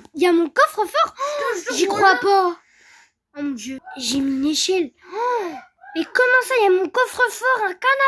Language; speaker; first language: French; native; French